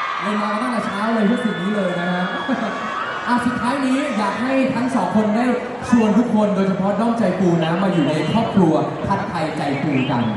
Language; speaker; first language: Thai; native; Thai